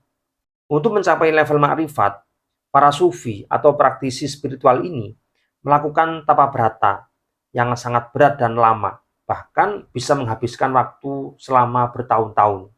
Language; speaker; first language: Indonesian; native; Indonesian